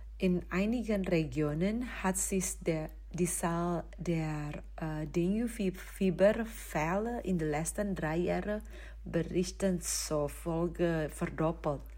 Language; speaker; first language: German; non-native, fluent; Indonesian